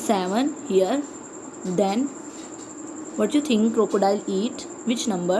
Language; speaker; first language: English; non-native, local second language; Urdu